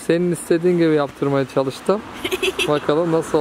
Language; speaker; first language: Turkish; native; Turkish